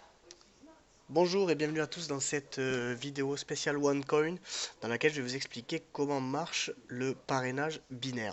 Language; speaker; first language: French; native; French